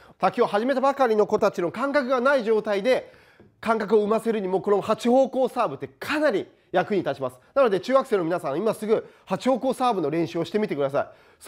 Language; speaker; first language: Japanese; native; Japanese